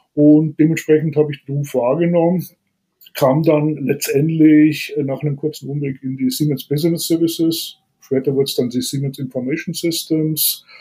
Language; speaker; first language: German; native; German